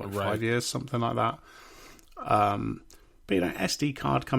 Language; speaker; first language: English; native; English